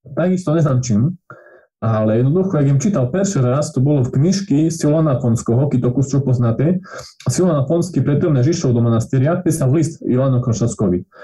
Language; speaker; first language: Slovak; non-native, local second language; Rusyn